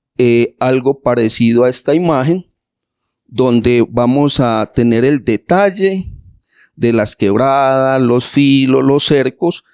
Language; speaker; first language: Spanish; native; Spanish